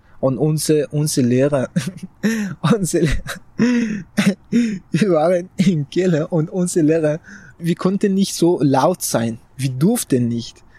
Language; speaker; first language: German; non-native, fluent; Persian